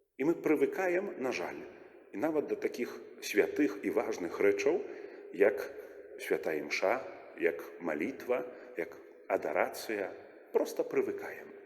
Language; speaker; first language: Belarusian; native; Belarusian